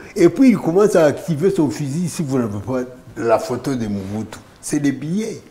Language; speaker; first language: French; non-native, local second language; Kinyarwanda